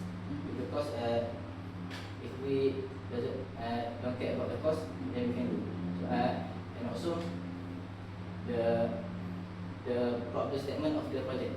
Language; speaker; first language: English; non-native, learner; Malay